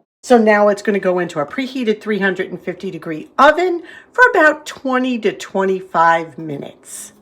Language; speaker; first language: English; native; English